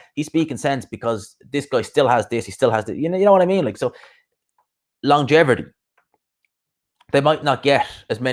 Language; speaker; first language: English; native; English